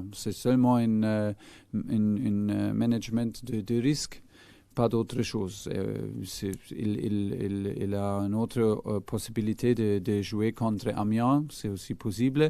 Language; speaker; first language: French; non-native, fluent; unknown